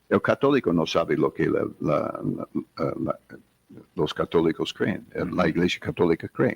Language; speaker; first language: Spanish; non-native, fluent; English